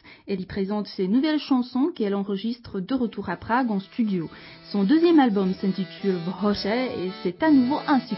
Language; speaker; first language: French; native; French